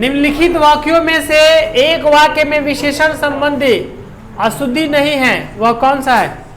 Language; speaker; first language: Hindi; non-native, local second language; Bhojpuri